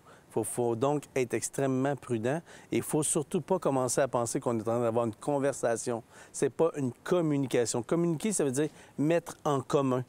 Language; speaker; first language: French; native; French